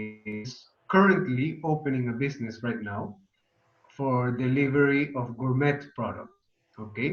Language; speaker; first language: English; non-native, fluent; Spanish